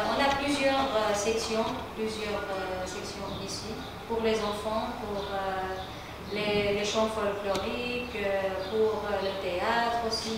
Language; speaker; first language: French; non-native, fluent; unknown